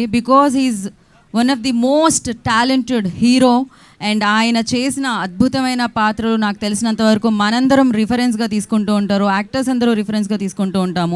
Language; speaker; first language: Telugu; native; Telugu